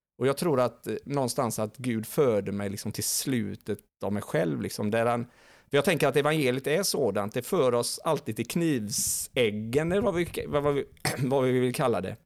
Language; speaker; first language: Swedish; native; Swedish